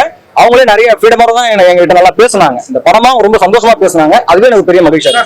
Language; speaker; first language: Tamil; native; Tamil